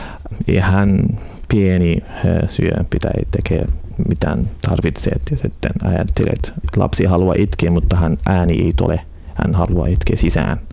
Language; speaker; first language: Finnish; non-native, learner; Arabic